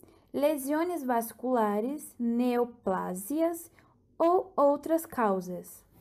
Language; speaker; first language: Portuguese; non-native, learner; Spanish